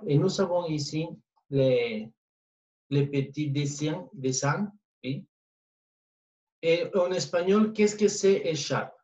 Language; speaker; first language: French; non-native, learner; Spanish